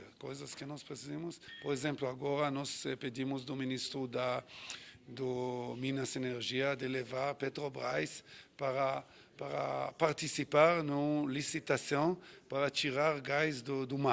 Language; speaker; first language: Portuguese; non-native, fluent; Hebrew